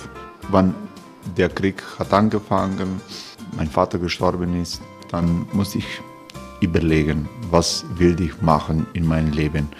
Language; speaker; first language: German; non-native, fluent; Croatian